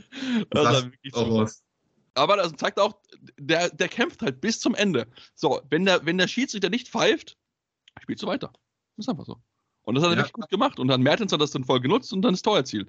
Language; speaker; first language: German; native; German